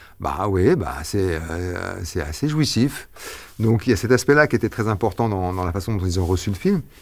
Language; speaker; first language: French; early bilingual, other home language; Arabic